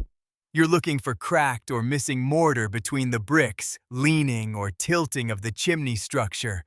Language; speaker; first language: English; native; English